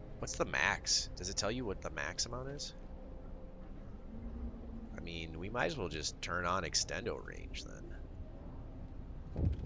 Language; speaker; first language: English; native; English